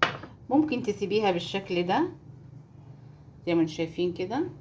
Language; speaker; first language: Arabic; native; Arabic